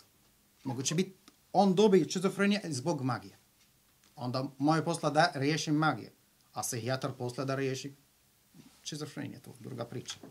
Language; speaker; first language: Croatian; non-native, learner; Arabic